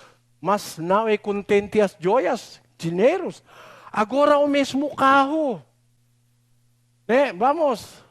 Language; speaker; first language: Portuguese; non-native, learner; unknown